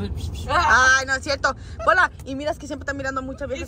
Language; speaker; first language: Spanish; early bilingual, heritage; Spanish